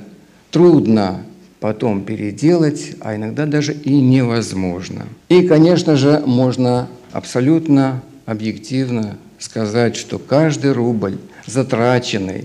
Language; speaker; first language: Russian; native; Russian